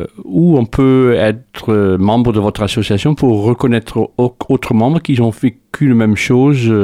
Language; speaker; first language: French; non-native, fluent; Dutch